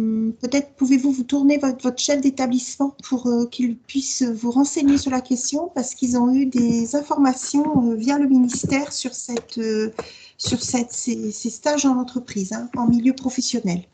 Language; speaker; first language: French; native; French